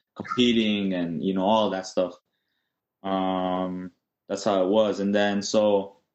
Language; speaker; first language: English; native; English